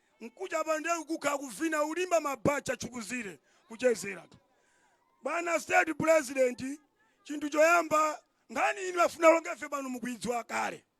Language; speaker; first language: Nyanja; non-native, local second language; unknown